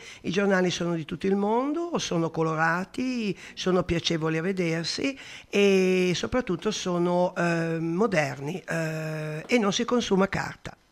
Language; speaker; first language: Italian; native; Italian